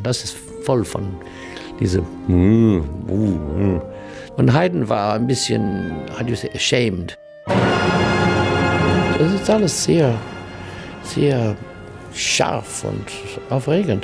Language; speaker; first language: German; non-native, learner; English